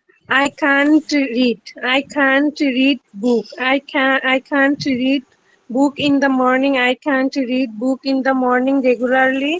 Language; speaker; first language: English; non-native, learner; Bangla